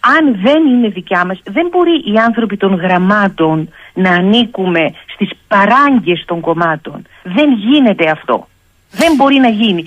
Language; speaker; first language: Greek; native; Greek